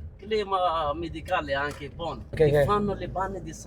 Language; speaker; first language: Italian; non-native, learner; Arabic